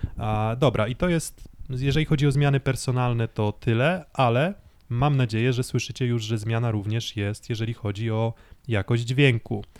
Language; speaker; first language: Polish; native; Polish